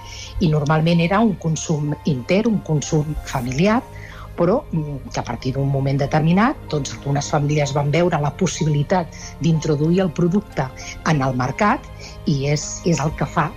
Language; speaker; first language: Catalan; native; Catalan